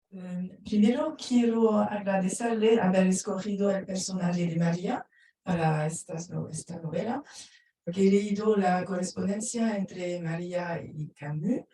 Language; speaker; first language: Spanish; non-native, fluent; French